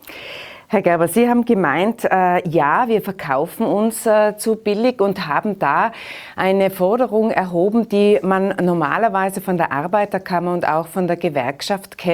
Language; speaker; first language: German; native; German